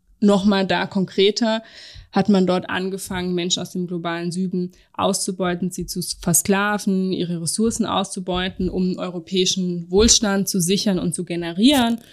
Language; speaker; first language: German; native; German